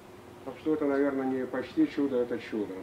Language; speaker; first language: Russian; native; Russian